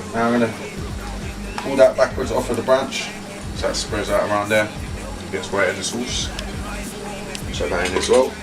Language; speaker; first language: English; native; English